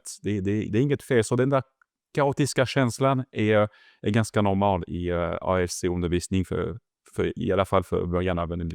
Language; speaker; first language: Swedish; non-native, fluent; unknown